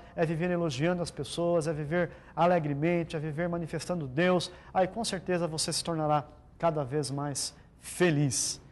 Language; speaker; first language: Portuguese; native; Portuguese